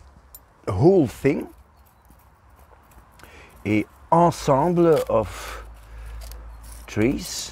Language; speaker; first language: English; non-native, fluent; Dutch